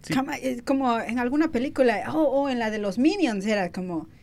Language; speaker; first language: Spanish; early bilingual, other home language; English